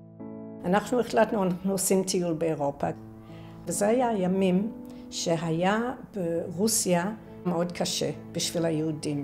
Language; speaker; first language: Hebrew; non-native, fluent; English